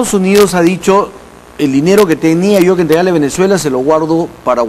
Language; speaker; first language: Spanish; native; Spanish